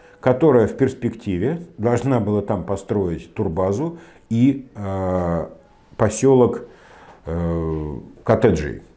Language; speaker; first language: Russian; native; Russian